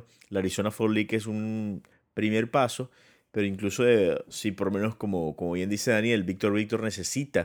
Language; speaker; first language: Spanish; native; Spanish